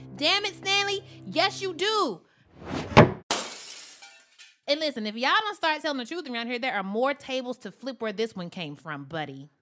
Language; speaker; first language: English; native; English